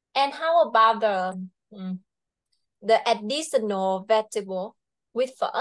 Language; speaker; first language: English; non-native, fluent; Vietnamese